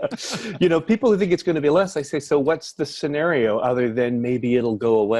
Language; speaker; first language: English; native; English